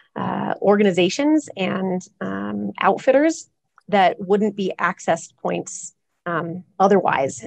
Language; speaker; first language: English; native; English